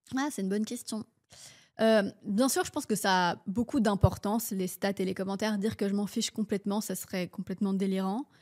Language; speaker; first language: French; early bilingual, heritage; French